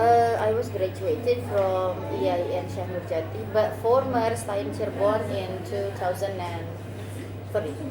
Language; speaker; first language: English; non-native, fluent; Indonesian